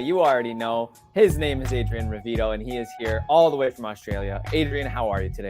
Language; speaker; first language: English; native; English